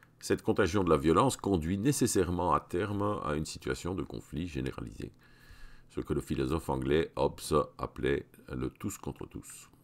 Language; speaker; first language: French; native; French